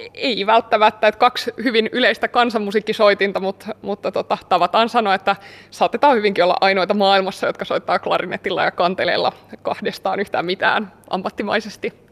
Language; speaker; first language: Finnish; native; Finnish